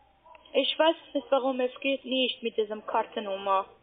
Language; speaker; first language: German; non-native, learner; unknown